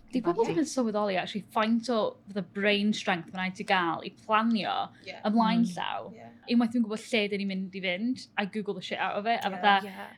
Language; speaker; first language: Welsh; native; Welsh